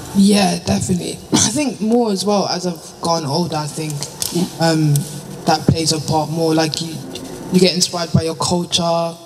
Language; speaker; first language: English; native; English